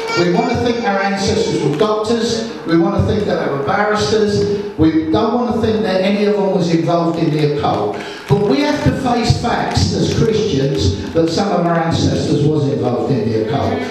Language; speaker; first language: English; native; English